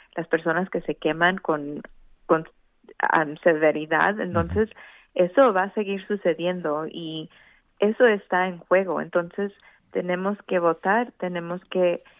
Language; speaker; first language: Spanish; native; Spanish